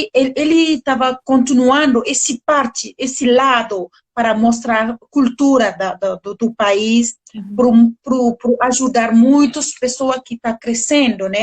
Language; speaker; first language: Portuguese; non-native, learner; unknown